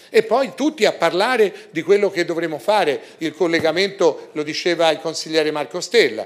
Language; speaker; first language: Italian; native; Italian